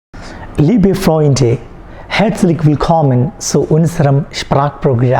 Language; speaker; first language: German; non-native, fluent; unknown